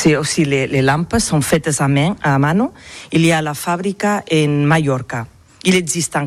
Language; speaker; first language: French; non-native, learner; Catalan